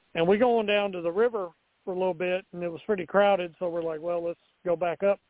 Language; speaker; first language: English; native; English